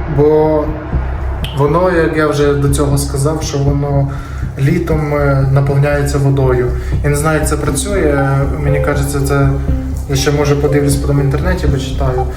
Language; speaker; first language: Ukrainian; non-native, local second language; Russian